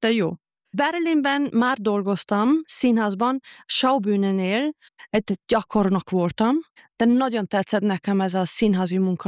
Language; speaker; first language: Hungarian; non-native, fluent; Japanese